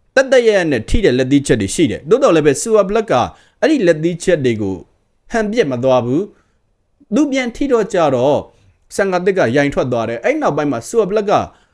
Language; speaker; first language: Burmese; native; Burmese